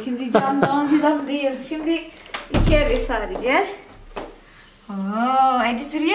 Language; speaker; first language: Turkish; non-native, learner; Indonesian